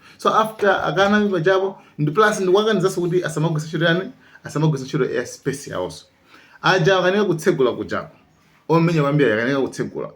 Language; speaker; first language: Nyanja; non-native, local second language; Tumbuka